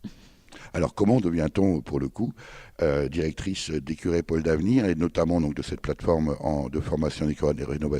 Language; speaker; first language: French; native; French